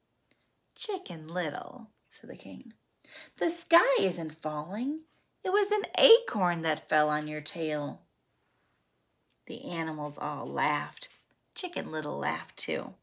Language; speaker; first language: English; native; English